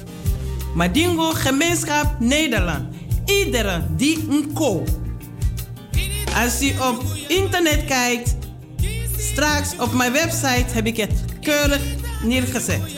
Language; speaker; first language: Dutch; non-native, fluent; Mandingo